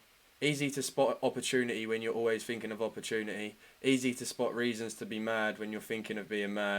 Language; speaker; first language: English; native; English